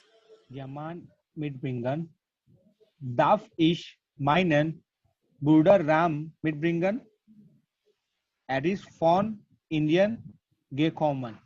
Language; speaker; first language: German; non-native, learner; Gujarati